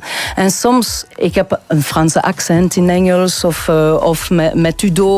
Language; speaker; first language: Dutch; non-native, local second language; French